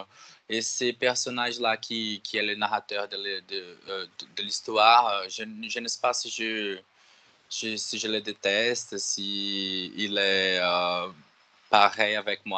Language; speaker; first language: French; non-native, learner; Portuguese